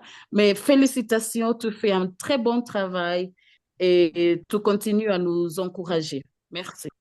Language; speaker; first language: French; non-native, fluent; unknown